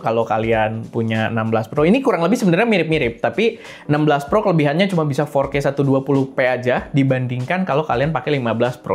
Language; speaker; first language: Indonesian; native; Indonesian